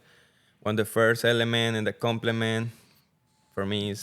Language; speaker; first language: English; non-native, learner; Spanish